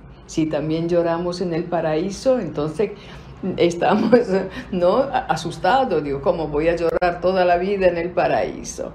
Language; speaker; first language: Spanish; non-native, fluent; Italian